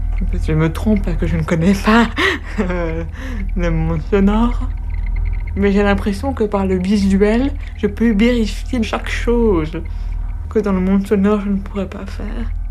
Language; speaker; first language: French; native; French